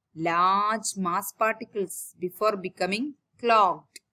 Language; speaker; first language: English; non-native, local second language; Malayalam